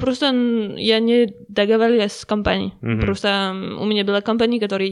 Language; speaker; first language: Russian; non-native, learner; French